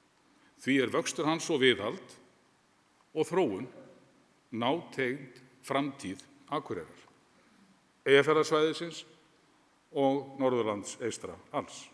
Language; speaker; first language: Icelandic; native; Icelandic